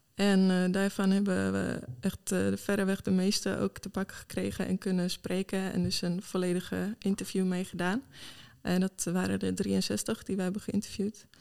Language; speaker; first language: Dutch; non-native, fluent; Swedish